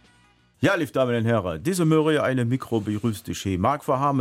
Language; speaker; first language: German; native; German